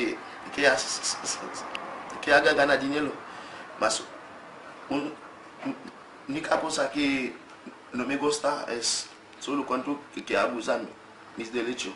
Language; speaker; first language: Spanish; non-native, learner; Haitian Creole